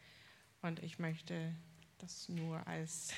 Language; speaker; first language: German; non-native, fluent; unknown